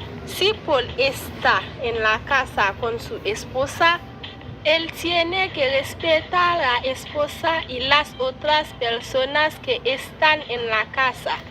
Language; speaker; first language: Spanish; non-native, learner; Haitian Creole